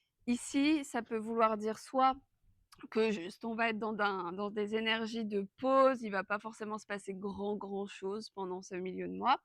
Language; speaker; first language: French; native; French